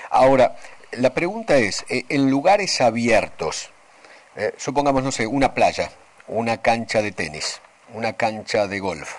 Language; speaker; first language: Spanish; native; Spanish